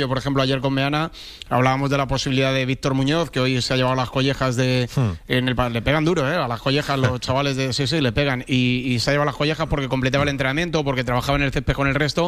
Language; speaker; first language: Spanish; native; Spanish